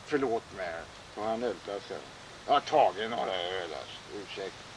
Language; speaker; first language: Swedish; native; Swedish